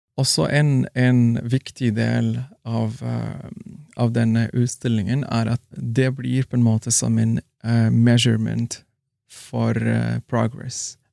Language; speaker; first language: Norwegian; non-native, fluent; Arabic